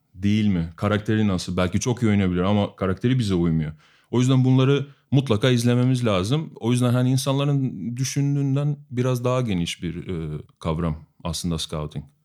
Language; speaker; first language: Turkish; non-native, fluent; Albanian